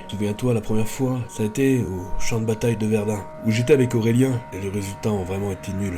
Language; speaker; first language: French; native; French